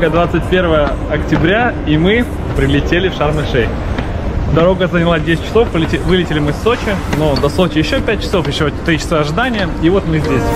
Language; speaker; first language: Russian; native; Russian